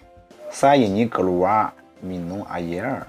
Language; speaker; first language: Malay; non-native, learner; Chinese